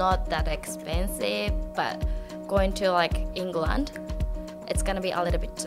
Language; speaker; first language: English; non-native, fluent; Japanese